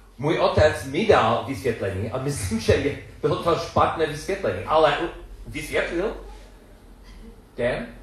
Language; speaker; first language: Czech; non-native, learner; English